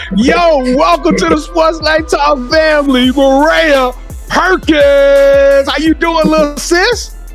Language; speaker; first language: English; native; English